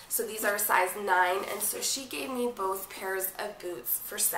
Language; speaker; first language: English; native; English